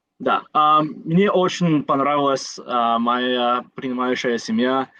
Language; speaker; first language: Russian; non-native, learner; English